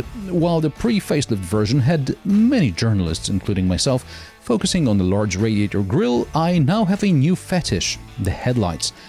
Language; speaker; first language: English; non-native, fluent; Polish